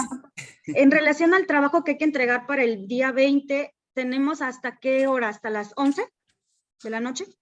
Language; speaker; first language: Spanish; native; Spanish